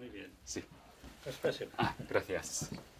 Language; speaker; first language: Spanish; non-native, learner; Korean